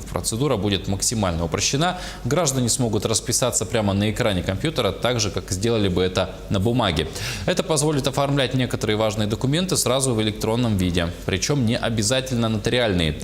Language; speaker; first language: Russian; native; Russian